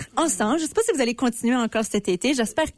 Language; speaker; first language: French; native; French